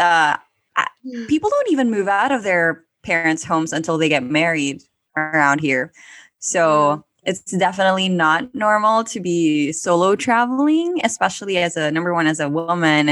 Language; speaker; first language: English; non-native, local second language; Filipino